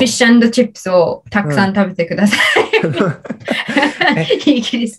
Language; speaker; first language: Japanese; non-native, learner; English